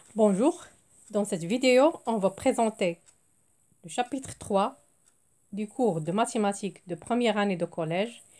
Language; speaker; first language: French; non-native, local second language; Arabic